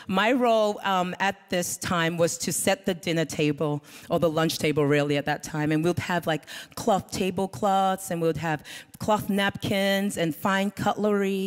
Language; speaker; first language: English; native; English